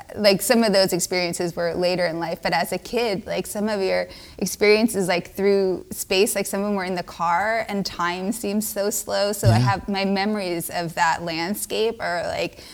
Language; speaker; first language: English; native; English